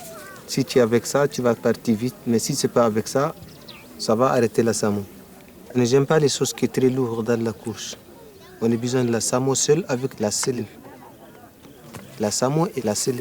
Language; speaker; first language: French; non-native, local second language; Fula